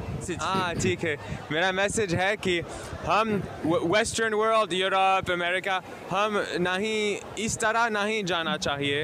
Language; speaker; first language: Hindi; non-native, learner; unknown